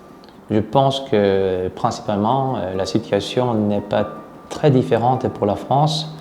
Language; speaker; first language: French; non-native, fluent; Korean